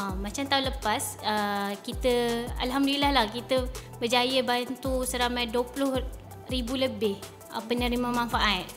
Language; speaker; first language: Malay; native; Malay